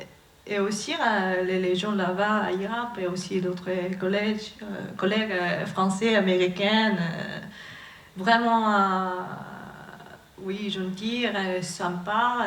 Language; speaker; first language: French; non-native, learner; Japanese